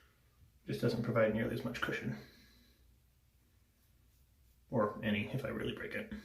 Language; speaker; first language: English; native; English